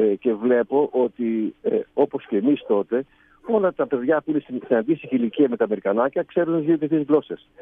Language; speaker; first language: Greek; native; Greek